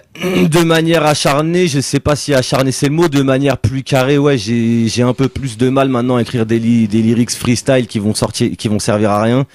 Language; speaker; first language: French; native; French